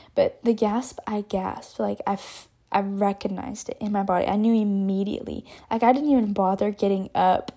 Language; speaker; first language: English; native; English